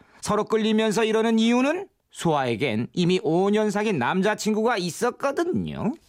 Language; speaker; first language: Korean; native; Korean